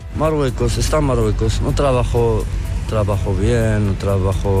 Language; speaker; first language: Spanish; non-native, learner; Arabic